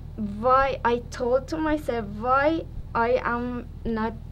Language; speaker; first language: English; non-native, learner; Persian